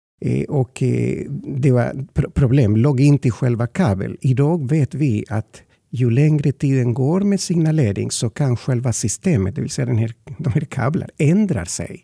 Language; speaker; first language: Swedish; non-native, fluent; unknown